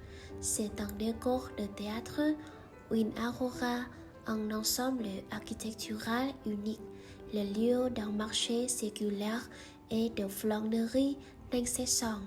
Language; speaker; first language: French; non-native, learner; Vietnamese